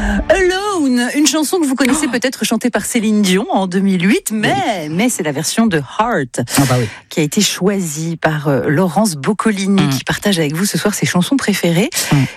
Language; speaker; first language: French; native; French